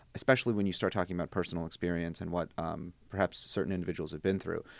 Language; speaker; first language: English; early bilingual, other home language; Bosnian